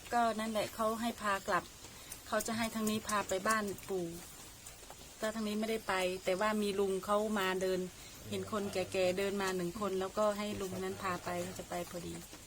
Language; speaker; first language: Thai; native; Thai